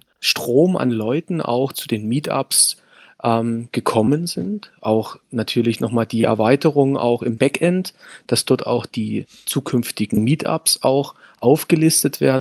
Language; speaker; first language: German; native; German